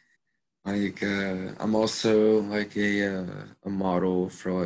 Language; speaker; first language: English; native; English